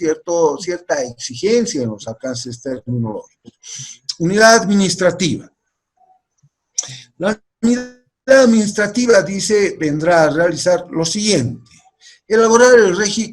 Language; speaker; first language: Spanish; native; Spanish